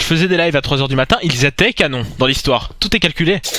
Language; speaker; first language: French; native; French